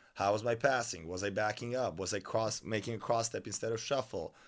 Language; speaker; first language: English; non-native, fluent; Serbian